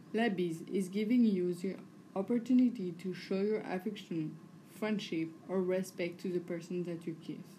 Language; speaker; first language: English; non-native, learner; French